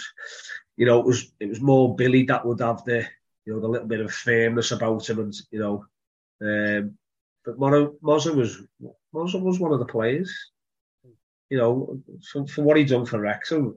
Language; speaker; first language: English; native; English